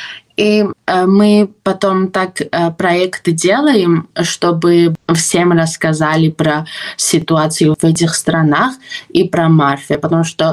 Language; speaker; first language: Russian; non-native, fluent; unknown